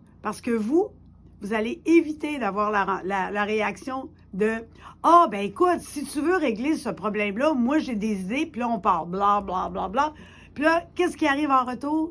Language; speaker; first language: French; native; French